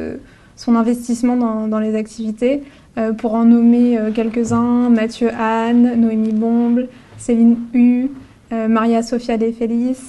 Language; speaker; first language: French; native; French